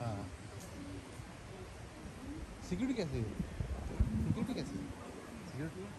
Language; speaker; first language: Hindi; non-native, fluent; Bangla